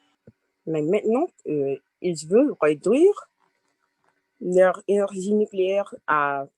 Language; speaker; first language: French; non-native, learner; English